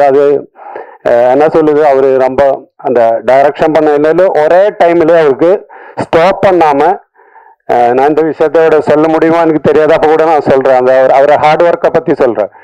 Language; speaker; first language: Tamil; non-native, learner; Malayalam